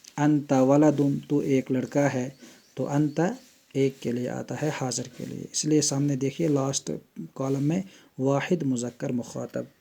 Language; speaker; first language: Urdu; non-native, local second language; Kashmiri